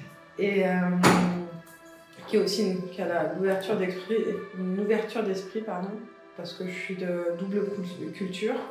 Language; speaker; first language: French; early bilingual, other home language; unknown